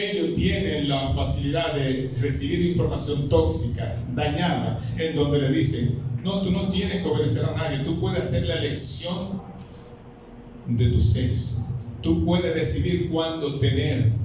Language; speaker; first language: Spanish; native; Spanish